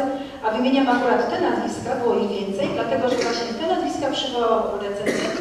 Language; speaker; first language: Polish; native; Polish